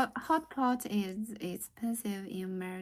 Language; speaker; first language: English; non-native, learner; Chinese